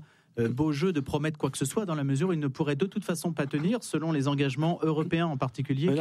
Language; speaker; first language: French; native; French